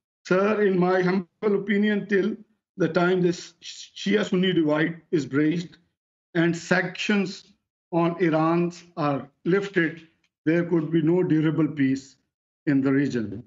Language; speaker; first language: English; non-native, local second language; Urdu